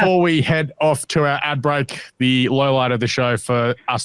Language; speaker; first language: English; native; English